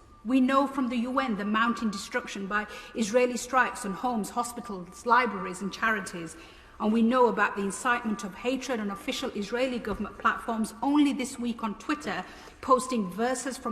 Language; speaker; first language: English; native; English